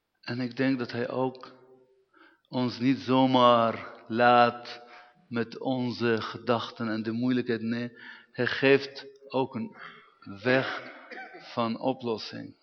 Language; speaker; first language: Dutch; non-native, fluent; Arabic